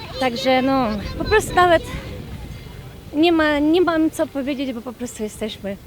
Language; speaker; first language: Polish; non-native, fluent; Ukrainian